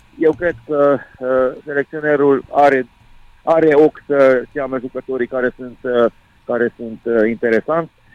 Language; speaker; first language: Romanian; non-native, local second language; Hungarian